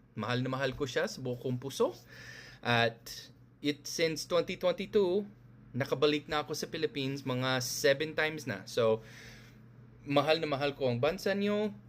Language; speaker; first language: Filipino; non-native, fluent; English